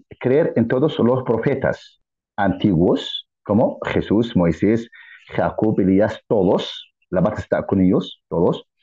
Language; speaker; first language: Spanish; non-native, fluent; Arabic